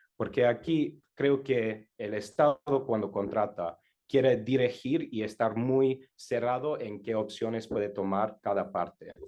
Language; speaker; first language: Spanish; non-native, learner; English